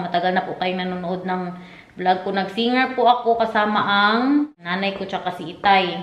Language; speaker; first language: Filipino; non-native, local second language; Cebuano